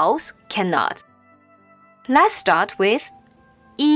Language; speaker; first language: English; non-native, fluent; Chinese